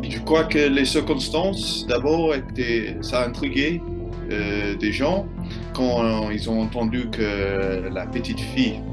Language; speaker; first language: French; non-native, fluent; English